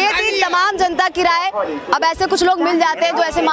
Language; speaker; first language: Hindi; native; Hindi